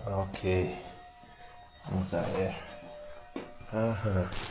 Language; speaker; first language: Spanish; non-native, learner; English